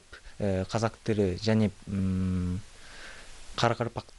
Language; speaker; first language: Kazakh; non-native, learner; Japanese